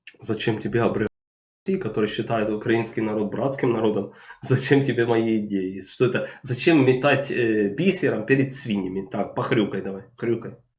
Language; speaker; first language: Russian; native; Russian